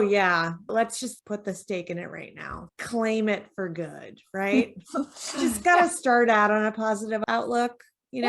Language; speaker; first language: English; native; English